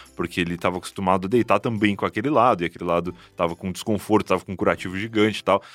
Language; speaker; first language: Portuguese; native; Portuguese